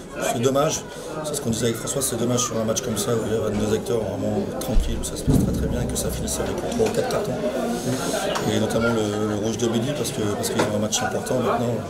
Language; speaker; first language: French; native; French